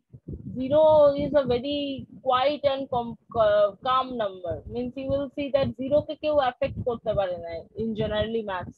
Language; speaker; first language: English; non-native, local second language; Bangla